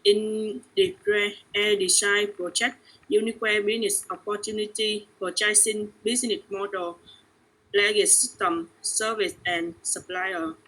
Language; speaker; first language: English; non-native, learner; Vietnamese